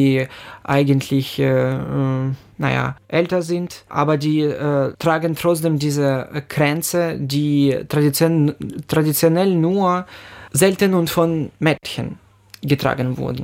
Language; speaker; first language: German; non-native, fluent; Ukrainian